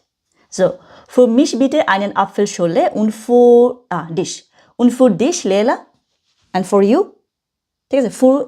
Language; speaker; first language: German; non-native, learner; Bangla